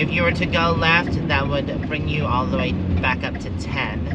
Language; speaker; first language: English; native; English